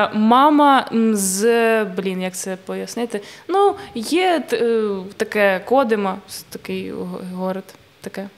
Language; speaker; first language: Ukrainian; native; Ukrainian